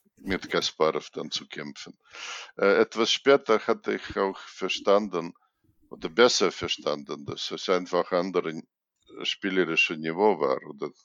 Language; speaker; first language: German; non-native, fluent; Russian